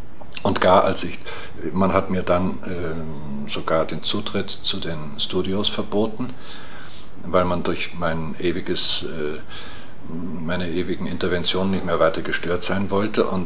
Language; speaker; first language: German; native; German